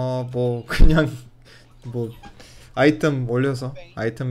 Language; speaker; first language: Korean; non-native, fluent; Russian